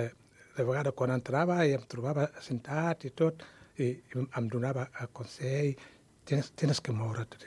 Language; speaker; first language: Catalan; non-native, learner; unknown